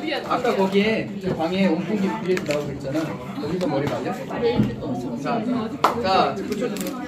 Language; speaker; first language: Korean; native; Korean